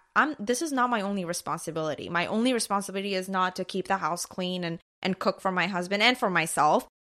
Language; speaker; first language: English; early bilingual, other home language; Persian